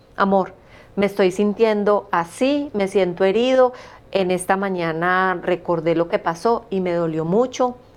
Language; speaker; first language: Spanish; native; Spanish